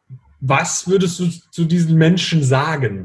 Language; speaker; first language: German; native; German